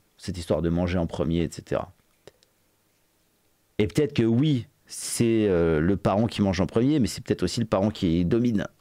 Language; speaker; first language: French; native; French